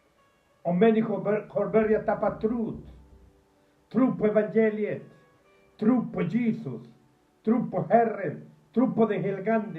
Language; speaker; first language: Swedish; non-native, fluent; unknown